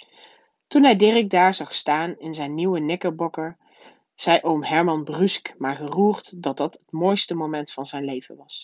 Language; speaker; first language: Dutch; native; Dutch